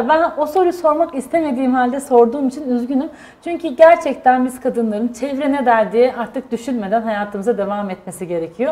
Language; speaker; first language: Turkish; native; Turkish